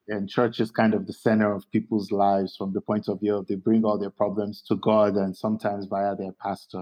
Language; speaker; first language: English; non-native, local second language; Yoruba